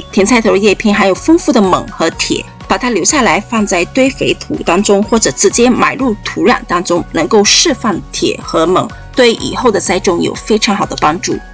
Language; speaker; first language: Chinese; native; Chinese